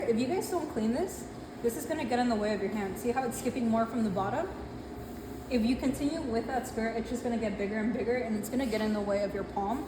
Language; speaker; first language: English; native; English